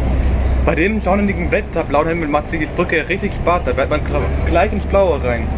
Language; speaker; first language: German; native; German